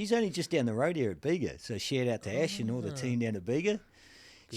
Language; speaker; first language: English; native; English